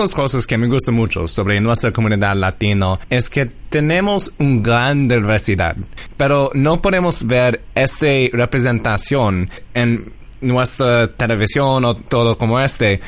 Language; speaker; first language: Spanish; early bilingual, heritage; English